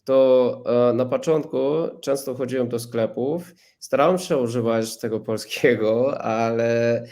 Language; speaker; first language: Polish; non-native, fluent; English